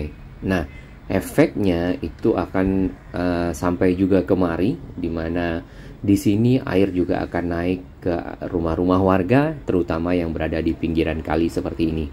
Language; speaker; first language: Indonesian; native; Indonesian